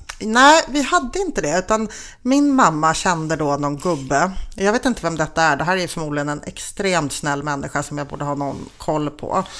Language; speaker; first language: Swedish; early bilingual, other home language; Polish